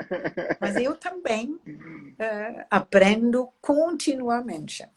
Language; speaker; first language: Portuguese; non-native, fluent; German